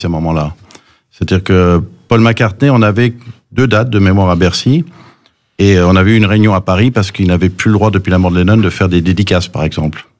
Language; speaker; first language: French; early bilingual, other home language; English